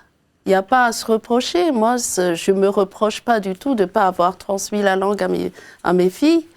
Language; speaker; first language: French; non-native, local second language; Malagasy